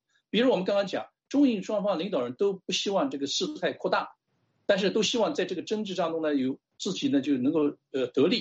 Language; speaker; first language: Chinese; native; Chinese